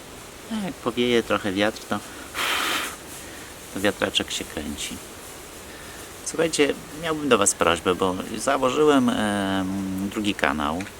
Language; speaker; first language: Polish; native; Polish